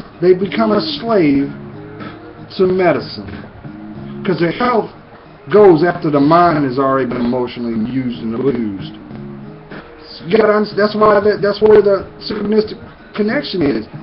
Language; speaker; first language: English; native; English